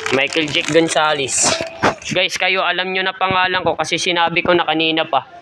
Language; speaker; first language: Filipino; non-native, local second language; Waray